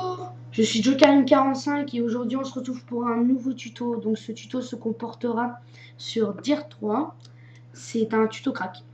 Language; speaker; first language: French; native; French